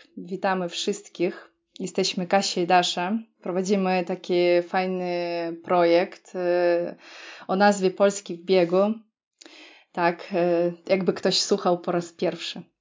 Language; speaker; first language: Polish; native; Polish